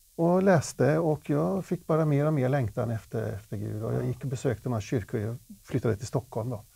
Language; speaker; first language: Swedish; native; Swedish